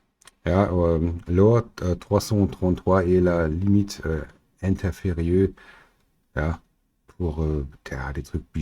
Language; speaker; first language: French; non-native, learner; German